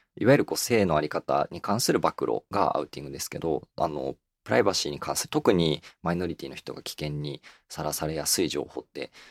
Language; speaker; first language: Japanese; native; Japanese